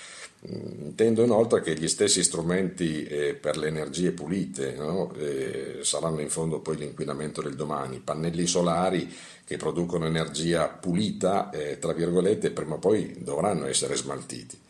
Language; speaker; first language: Italian; native; Italian